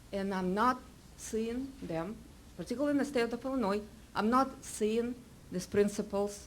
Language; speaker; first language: English; non-native, fluent; Russian